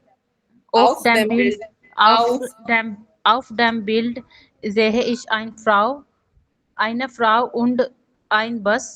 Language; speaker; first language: German; non-native, learner; Hindi